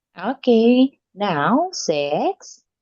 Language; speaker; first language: English; non-native, local second language; Filipino